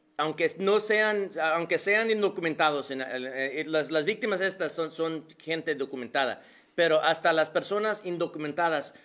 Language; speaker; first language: Spanish; early bilingual, other home language; English